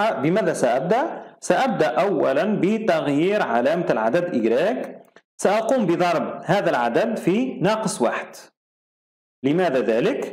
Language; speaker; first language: Arabic; native; Arabic